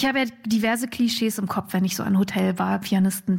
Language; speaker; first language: German; native; German